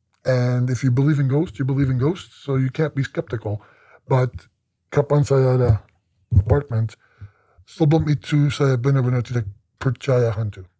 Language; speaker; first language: Indonesian; non-native, learner; English